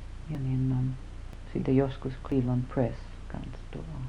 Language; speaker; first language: Finnish; early bilingual, heritage; Finnish